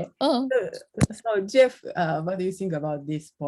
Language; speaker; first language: English; non-native, learner; Japanese